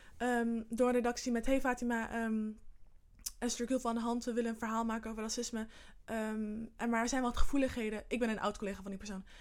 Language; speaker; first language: Dutch; early bilingual, other home language; Somali